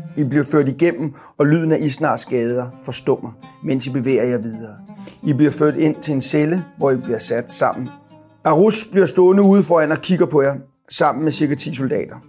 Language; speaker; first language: Danish; native; Danish